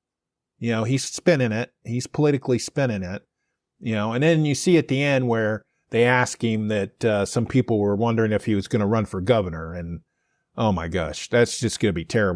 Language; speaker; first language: English; native; English